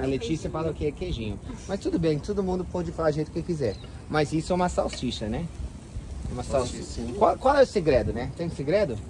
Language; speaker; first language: Portuguese; non-native, learner; English